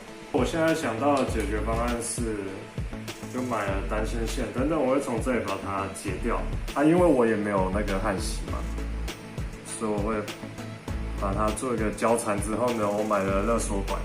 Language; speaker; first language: Chinese; native; Chinese